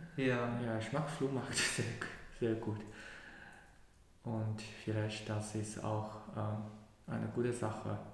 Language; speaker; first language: German; non-native, learner; Cantonese